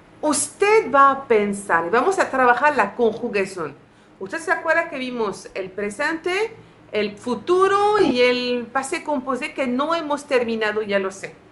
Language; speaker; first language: Spanish; non-native, fluent; French